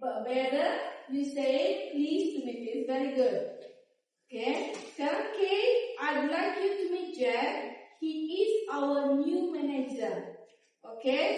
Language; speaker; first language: English; non-native, fluent; Indonesian